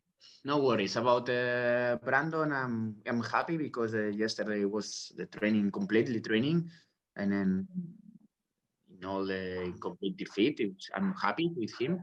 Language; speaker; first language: English; non-native, learner; Spanish